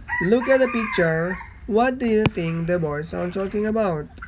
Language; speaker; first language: English; non-native, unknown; Indonesian